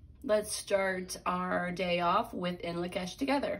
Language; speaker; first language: English; native; English